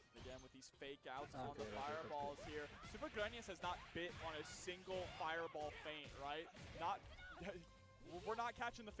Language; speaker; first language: English; native; English